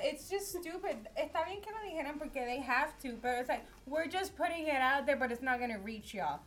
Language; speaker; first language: English; non-native, local second language; Spanish